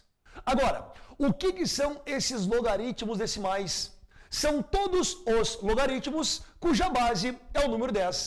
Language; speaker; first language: Portuguese; native; Portuguese